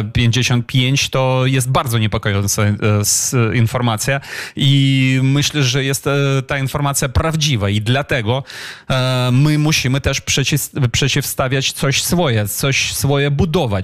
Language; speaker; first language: Polish; non-native, fluent; Ukrainian